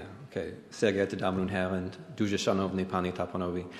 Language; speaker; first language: German; non-native, fluent; English